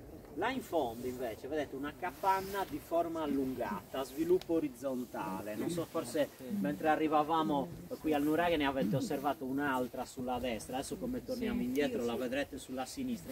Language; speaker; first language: Italian; native; Italian